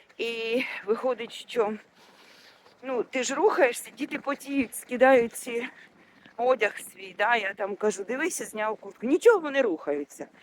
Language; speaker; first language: Ukrainian; non-native, local second language; Russian